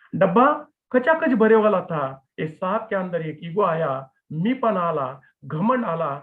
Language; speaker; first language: Hindi; non-native, local second language; Marathi